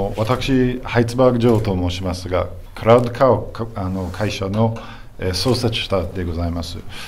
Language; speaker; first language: Japanese; non-native, fluent; English